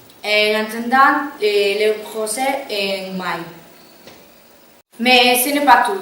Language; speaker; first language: French; non-native, learner; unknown